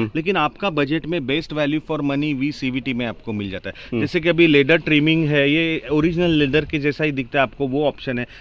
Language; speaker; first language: Hindi; non-native, local second language; Marathi